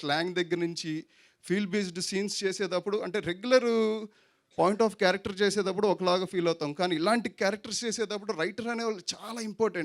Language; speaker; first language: Telugu; native; Telugu